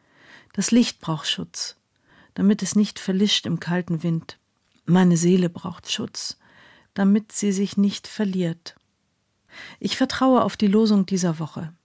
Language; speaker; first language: German; native; German